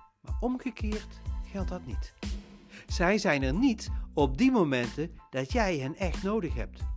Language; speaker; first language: Dutch; native; Dutch